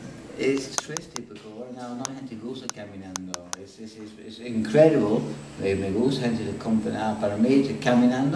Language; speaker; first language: Spanish; non-native, learner; English